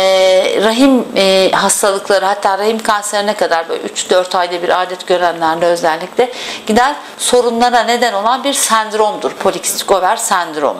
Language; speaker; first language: Turkish; native; Turkish